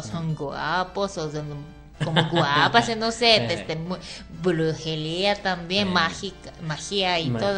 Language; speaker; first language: Spanish; non-native, fluent; Japanese